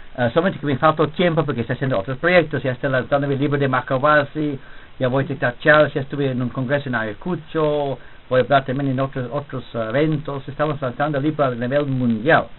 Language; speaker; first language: Spanish; non-native, fluent; English